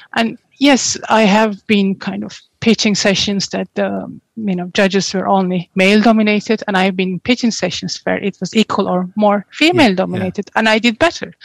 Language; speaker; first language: English; non-native, fluent; Turkish